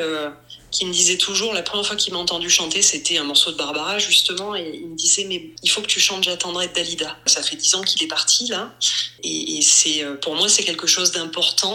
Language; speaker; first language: French; native; French